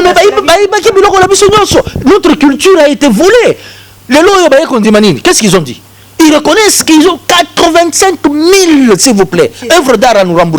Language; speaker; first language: French; non-native, local second language; Lingala